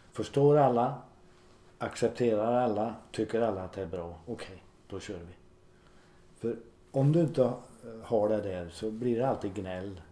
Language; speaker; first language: Swedish; native; Swedish